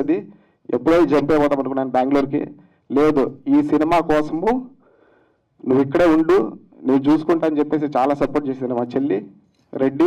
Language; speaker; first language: Telugu; native; Telugu